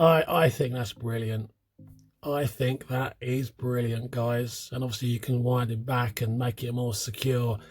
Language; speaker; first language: English; native; English